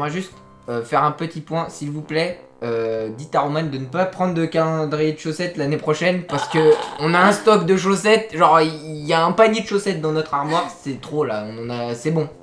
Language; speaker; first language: French; native; French